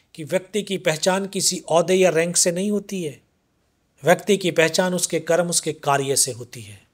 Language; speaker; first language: Hindi; native; Hindi